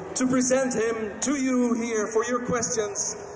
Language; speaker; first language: English; non-native, fluent; French